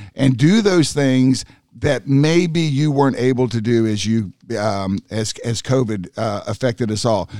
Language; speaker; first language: English; native; English